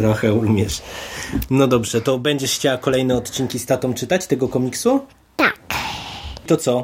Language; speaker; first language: Polish; native; Polish